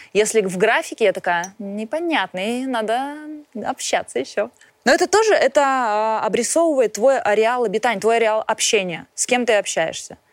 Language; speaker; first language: Russian; native; Russian